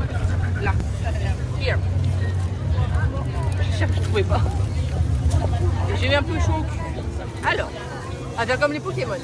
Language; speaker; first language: French; native; French